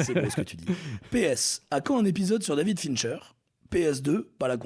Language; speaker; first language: French; native; French